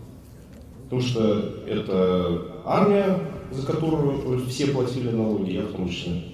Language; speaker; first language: Russian; native; Russian